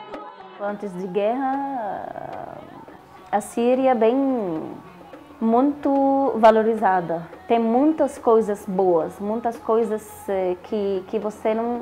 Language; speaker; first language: Portuguese; non-native, learner; Arabic